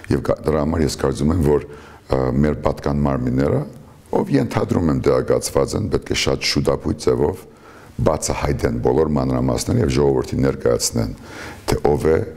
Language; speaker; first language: Armenian; early bilingual, heritage; Armenian